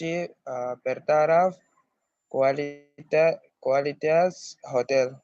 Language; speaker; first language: Indonesian; non-native, learner; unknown